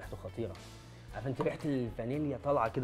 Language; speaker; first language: Arabic; native; Arabic